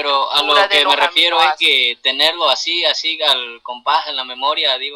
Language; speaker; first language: Spanish; native; Spanish